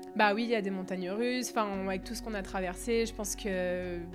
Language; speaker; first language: French; native; French